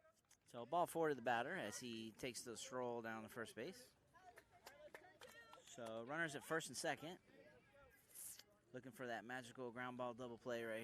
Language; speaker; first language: English; native; English